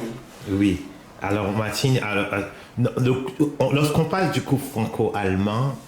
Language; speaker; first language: French; non-native, local second language; Haitian Creole